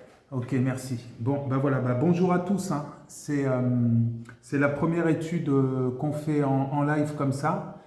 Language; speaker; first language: French; native; French